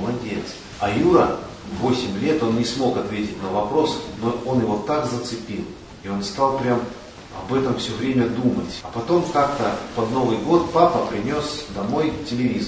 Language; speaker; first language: Russian; native; Russian